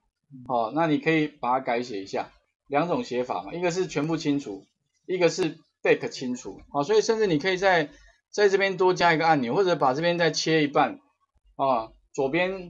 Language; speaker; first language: Chinese; native; Chinese